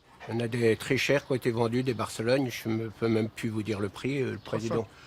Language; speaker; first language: French; native; French